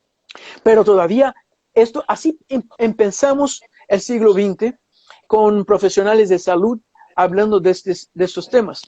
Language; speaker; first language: Spanish; non-native, fluent; Portuguese